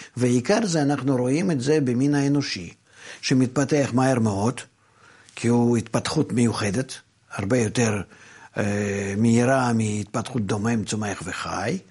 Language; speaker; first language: Hebrew; non-native, fluent; Russian